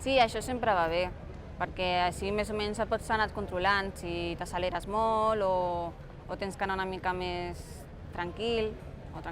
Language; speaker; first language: Catalan; non-native, local second language; Spanish